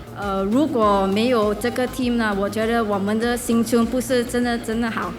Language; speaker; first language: Chinese; non-native, local second language; English